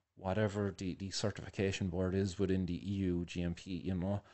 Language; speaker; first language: English; native; English